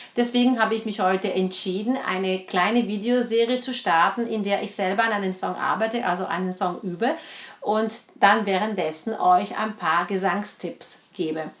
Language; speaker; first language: German; non-native, fluent; Italian